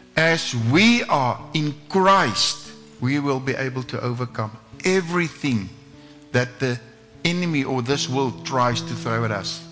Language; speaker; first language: English; non-native, local second language; Afrikaans